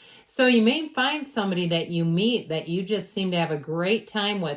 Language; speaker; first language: English; native; English